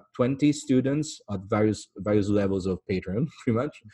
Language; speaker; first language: English; non-native, fluent; Italian